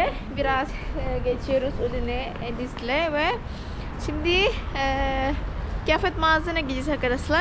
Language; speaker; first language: Turkish; non-native, learner; Indonesian